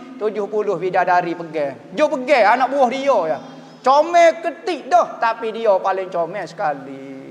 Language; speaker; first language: Malay; native; Malay